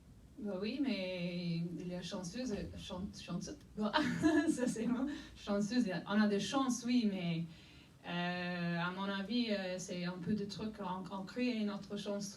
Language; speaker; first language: French; non-native, fluent; English